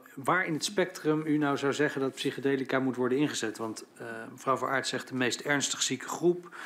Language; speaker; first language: Dutch; native; Dutch